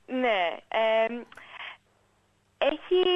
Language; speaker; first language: Greek; early bilingual, heritage; English